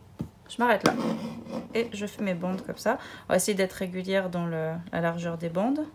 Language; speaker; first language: French; native; French